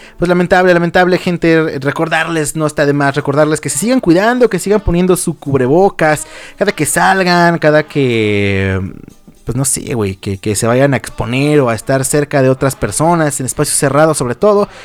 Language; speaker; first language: Spanish; native; Spanish